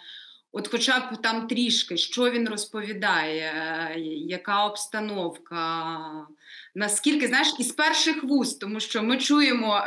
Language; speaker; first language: Ukrainian; native; Ukrainian